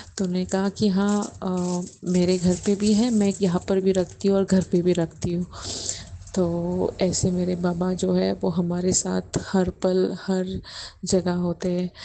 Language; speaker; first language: Hindi; native; Hindi